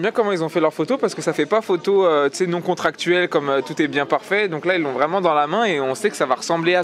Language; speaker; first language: French; native; French